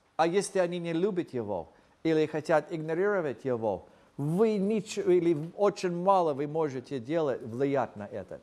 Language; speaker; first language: Russian; non-native, fluent; English